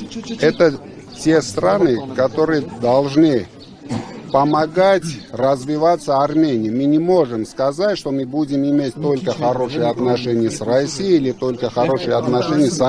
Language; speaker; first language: Russian; non-native, local second language; Armenian